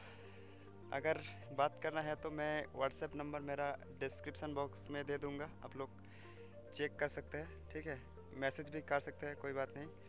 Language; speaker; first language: Hindi; non-native, local second language; Bangla